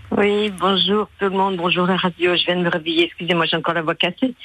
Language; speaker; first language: French; non-native, local second language; Armenian